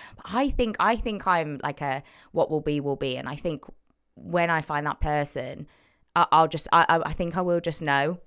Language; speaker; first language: English; native; English